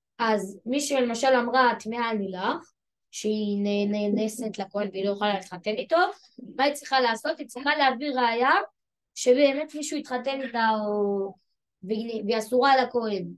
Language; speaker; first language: Hebrew; early bilingual, other home language; French